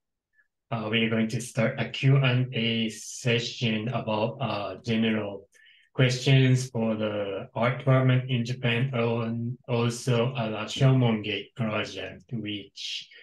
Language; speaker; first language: English; non-native, local second language; Japanese